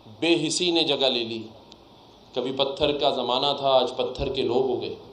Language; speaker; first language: Urdu; native; Urdu